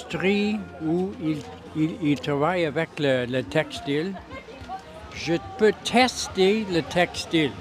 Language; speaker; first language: French; non-native, local second language; English